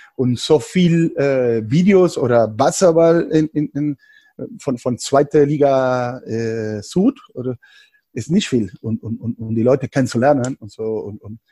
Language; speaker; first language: German; non-native, learner; Spanish